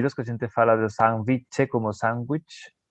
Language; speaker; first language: Portuguese; non-native, fluent; Spanish